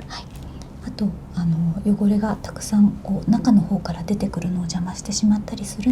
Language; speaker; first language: Japanese; native; Japanese